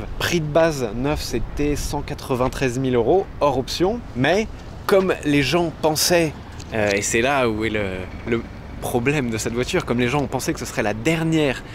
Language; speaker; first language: French; native; French